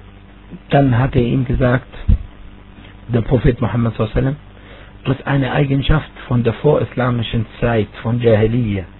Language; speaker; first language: German; non-native, fluent; Arabic